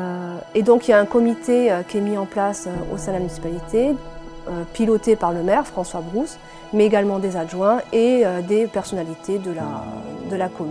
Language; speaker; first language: French; native; French